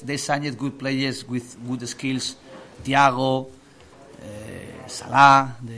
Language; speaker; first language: English; non-native, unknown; Spanish